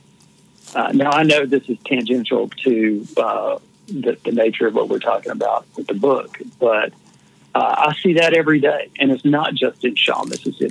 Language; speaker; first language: English; native; English